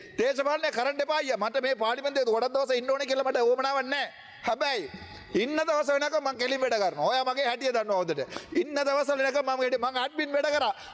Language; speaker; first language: Sinhala; non-native, local second language; Tamil